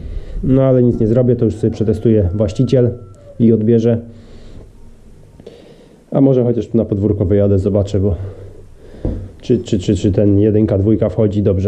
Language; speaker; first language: Polish; native; Polish